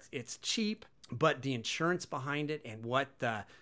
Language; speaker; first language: English; native; English